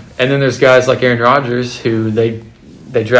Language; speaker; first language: English; native; English